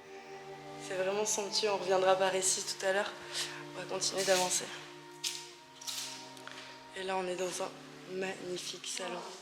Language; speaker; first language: French; native; French